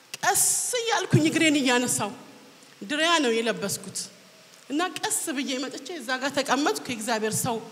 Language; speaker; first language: Amharic; native; Amharic